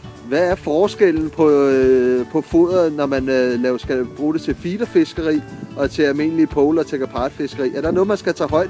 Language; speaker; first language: Danish; native; Danish